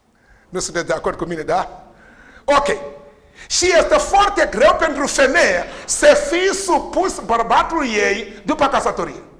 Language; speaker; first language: Romanian; non-native, learner; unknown